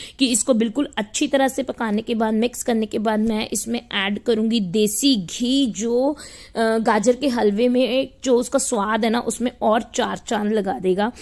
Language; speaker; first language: Hindi; native; Hindi